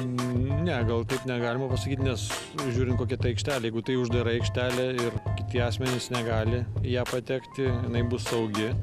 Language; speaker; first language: Lithuanian; native; Lithuanian